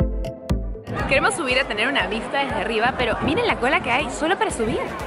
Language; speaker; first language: Spanish; native; Spanish